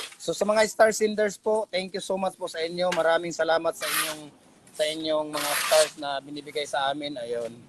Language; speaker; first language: Filipino; native; Filipino